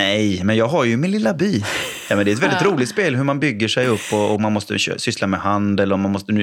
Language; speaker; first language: Swedish; native; Swedish